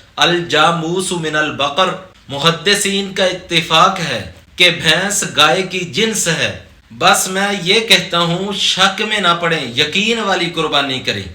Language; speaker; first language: Urdu; non-native, local second language; Saraiki